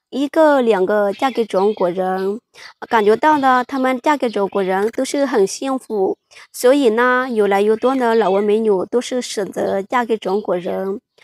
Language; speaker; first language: Chinese; non-native, fluent; Hmong